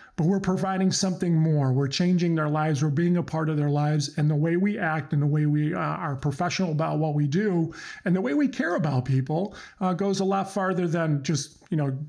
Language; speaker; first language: English; early bilingual, other home language; Croatian